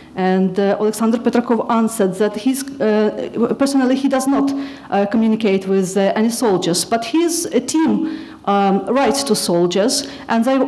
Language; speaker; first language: English; non-native, fluent; Ukrainian